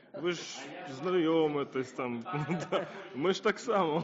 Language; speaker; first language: Ukrainian; native; Ukrainian